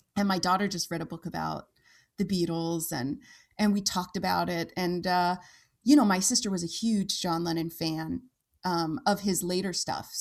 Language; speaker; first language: English; native; English